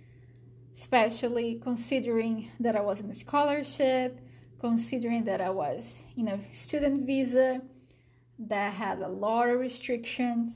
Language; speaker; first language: English; non-native, fluent; Portuguese